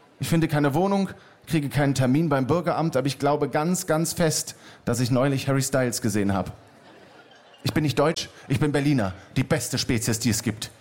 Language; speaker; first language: German; native; German